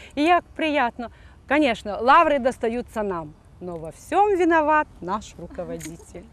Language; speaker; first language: Ukrainian; non-native, fluent; Russian